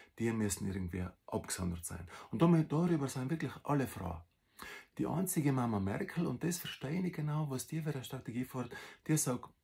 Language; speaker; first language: German; native; German